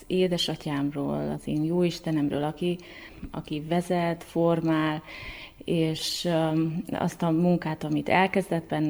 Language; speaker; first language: Hungarian; native; Hungarian